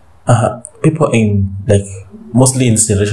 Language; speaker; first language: English; non-native, local second language; Luo (Kenya and Tanzania)